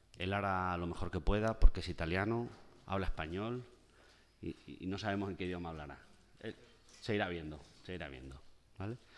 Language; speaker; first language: Spanish; native; Spanish